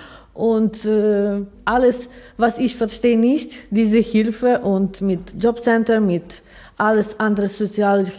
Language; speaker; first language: German; non-native, learner; Ukrainian